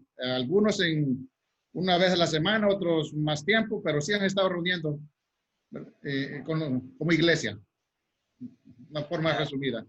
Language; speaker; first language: Spanish; native; Spanish